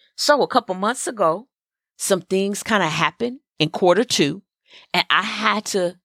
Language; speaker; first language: English; native; English